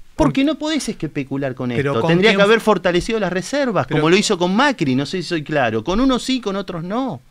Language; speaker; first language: Spanish; native; Spanish